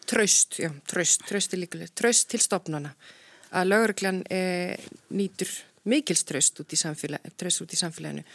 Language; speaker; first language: Icelandic; native; Icelandic